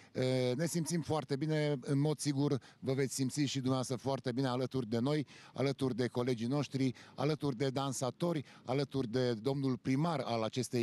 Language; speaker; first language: Romanian; native; Romanian